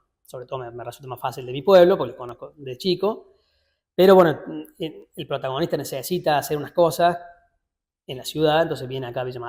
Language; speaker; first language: Spanish; native; Spanish